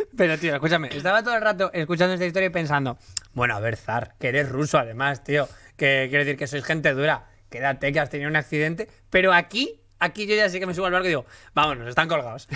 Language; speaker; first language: Spanish; native; Spanish